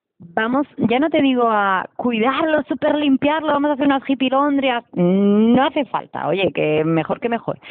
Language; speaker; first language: Spanish; native; Spanish